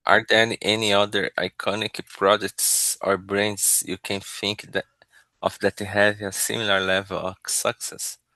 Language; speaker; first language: English; non-native, learner; Portuguese